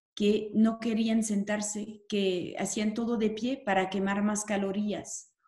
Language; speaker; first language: Spanish; non-native, fluent; French